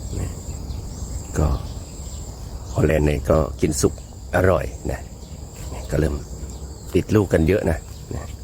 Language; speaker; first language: Thai; native; Thai